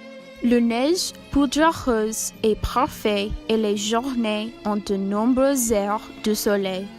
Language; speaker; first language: French; non-native, learner; English